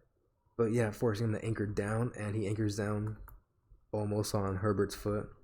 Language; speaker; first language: English; native; English